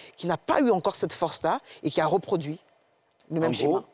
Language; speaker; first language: French; native; French